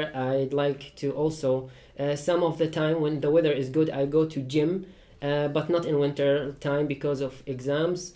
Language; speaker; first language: English; non-native, fluent; Persian